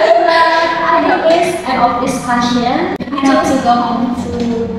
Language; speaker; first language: English; non-native, learner; Indonesian